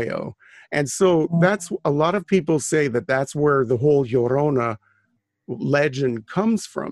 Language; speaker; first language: English; native; English